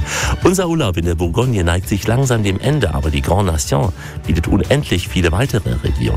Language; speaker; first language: German; native; German